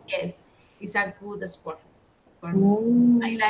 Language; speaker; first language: English; non-native, learner; Spanish